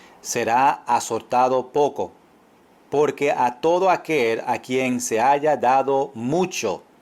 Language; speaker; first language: Spanish; non-native, fluent; English